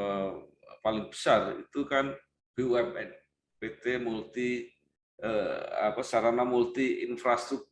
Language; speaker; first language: Indonesian; native; Indonesian